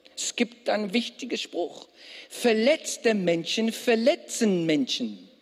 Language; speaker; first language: German; non-native, fluent; English